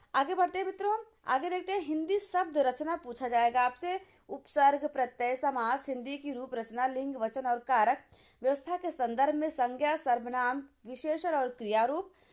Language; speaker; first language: Hindi; native; Hindi